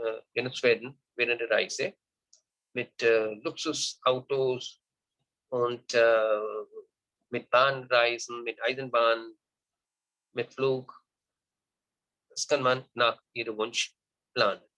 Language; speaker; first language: German; non-native, learner; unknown